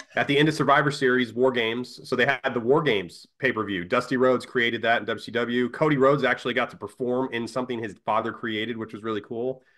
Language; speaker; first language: English; native; English